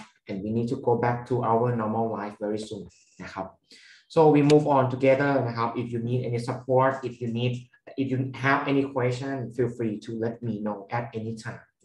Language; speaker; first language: English; non-native, fluent; Thai